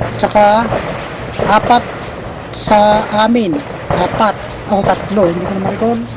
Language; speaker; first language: Filipino; non-native, local second language; Iloko